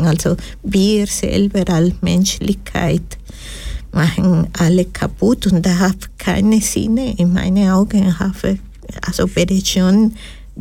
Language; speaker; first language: German; non-native, fluent; Spanish